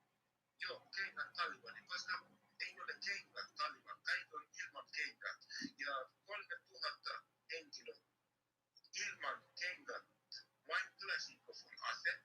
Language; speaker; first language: Finnish; non-native, learner; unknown